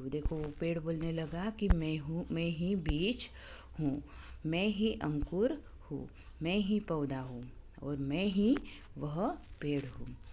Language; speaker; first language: Hindi; non-native, local second language; Marathi